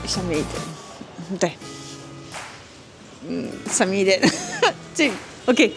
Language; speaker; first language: Chinese; non-native, fluent; French